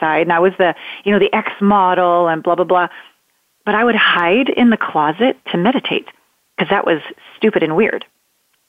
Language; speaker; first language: English; native; English